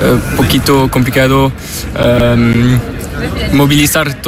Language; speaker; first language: Spanish; non-native, learner; French